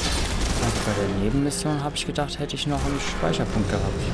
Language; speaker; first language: German; native; German